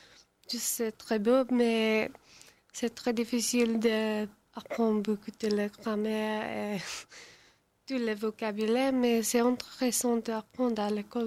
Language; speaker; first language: French; non-native, learner; English